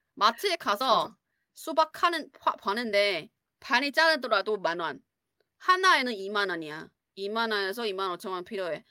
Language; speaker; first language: Korean; non-native, fluent; Chinese